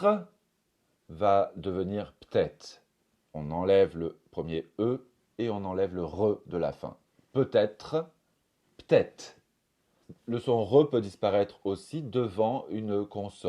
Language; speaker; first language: French; native; French